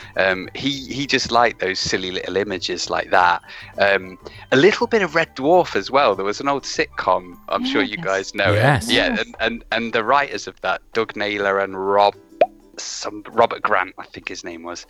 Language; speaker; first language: English; native; English